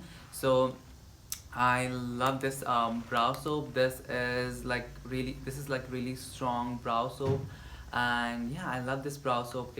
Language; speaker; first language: English; non-native, local second language; Nepali